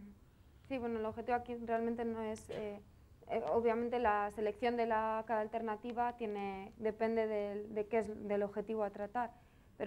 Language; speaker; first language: Spanish; native; Spanish